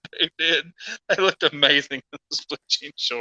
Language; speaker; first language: English; native; English